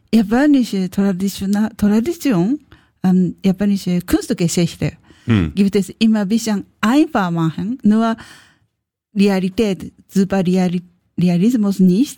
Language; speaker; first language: German; non-native, learner; Japanese